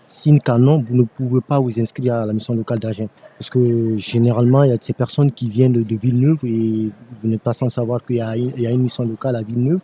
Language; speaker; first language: French; non-native, local second language; Fula